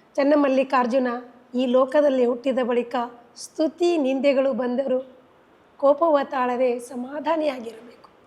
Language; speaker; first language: Kannada; native; Kannada